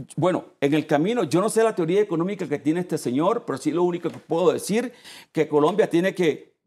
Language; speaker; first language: Spanish; native; Spanish